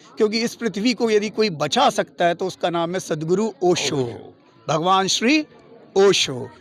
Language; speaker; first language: Hindi; native; Hindi